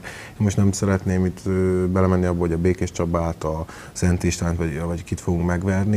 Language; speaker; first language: Hungarian; native; Hungarian